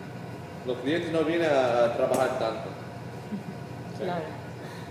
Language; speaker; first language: Spanish; early bilingual, heritage; Spanish